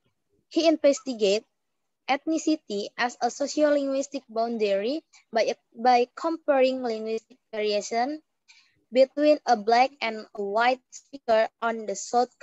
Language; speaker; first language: English; non-native, learner; Indonesian